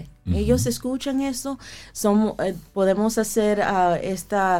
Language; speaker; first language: Spanish; early bilingual, heritage; Spanish